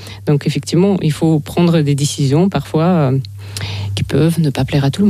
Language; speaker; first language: French; non-native, fluent; Ukrainian